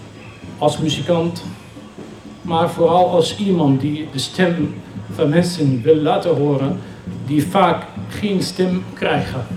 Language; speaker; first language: Dutch; non-native, fluent; Arabic